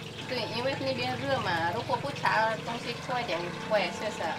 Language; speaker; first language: Chinese; non-native, fluent; Indonesian